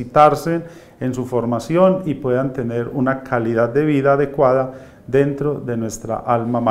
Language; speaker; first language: Spanish; native; Spanish